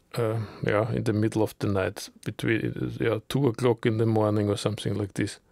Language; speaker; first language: English; non-native, learner; German